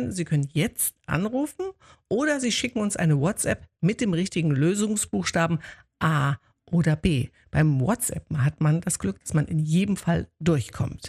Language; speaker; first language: German; native; German